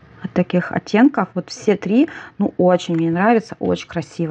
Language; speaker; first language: Russian; native; Russian